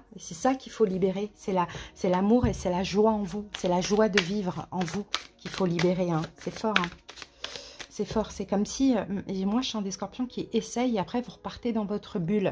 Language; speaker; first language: French; native; French